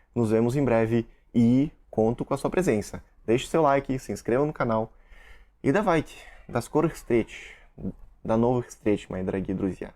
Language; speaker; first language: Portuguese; early bilingual, other home language; Russian